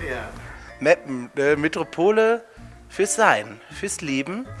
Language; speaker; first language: German; native; German